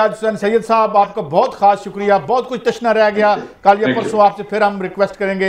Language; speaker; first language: Urdu; native; Urdu